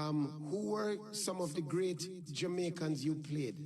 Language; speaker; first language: English; native; English